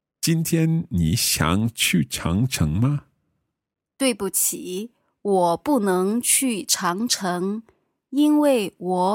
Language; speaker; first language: Chinese; non-native, learner; English